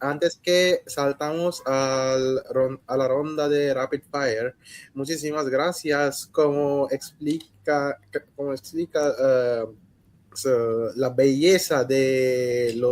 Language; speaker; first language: Spanish; non-native, learner; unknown